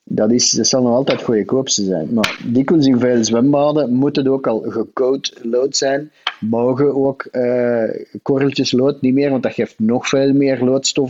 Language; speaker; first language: Dutch; native; Dutch